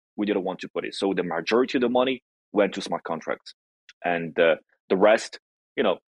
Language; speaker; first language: English; non-native, fluent; Italian